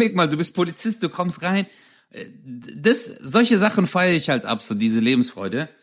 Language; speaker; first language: German; early bilingual, other home language; Turkish